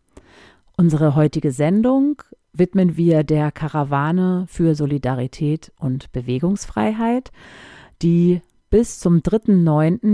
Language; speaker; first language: German; native; German